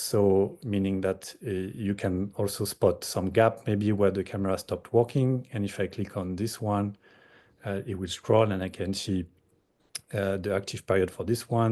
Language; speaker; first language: English; non-native, fluent; French